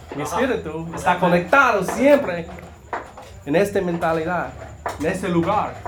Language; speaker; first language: Spanish; non-native, learner; English